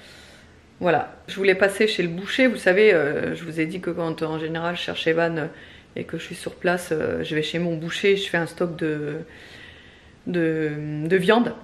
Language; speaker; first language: French; native; French